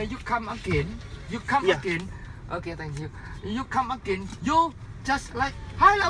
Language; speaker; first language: English; non-native, learner; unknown